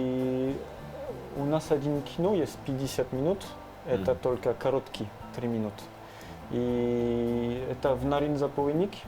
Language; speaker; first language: Russian; non-native, learner; French